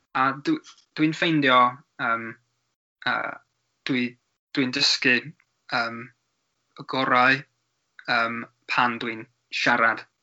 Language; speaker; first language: Welsh; non-native, learner; English